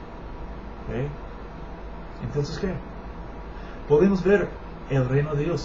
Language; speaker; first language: Spanish; non-native, learner; English